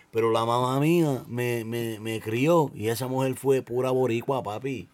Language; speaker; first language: Spanish; early bilingual, heritage; Spanish